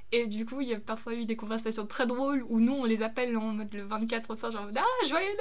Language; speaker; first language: French; early bilingual, other home language; German